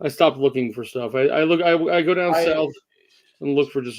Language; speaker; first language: English; native; English